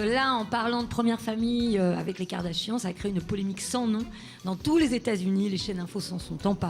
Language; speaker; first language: French; native; French